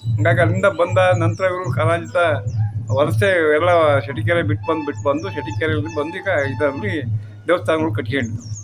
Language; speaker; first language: Kannada; native; Kannada